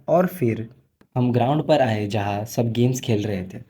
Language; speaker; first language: Hindi; non-native, local second language; Marathi